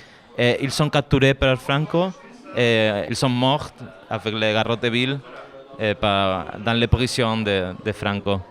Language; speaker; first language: French; non-native, learner; Spanish